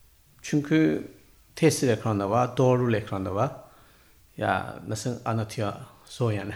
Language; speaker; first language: Turkish; non-native, learner; Chinese